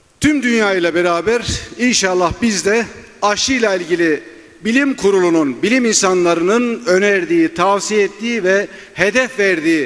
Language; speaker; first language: Turkish; native; Turkish